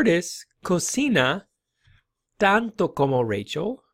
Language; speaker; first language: Spanish; non-native, fluent; English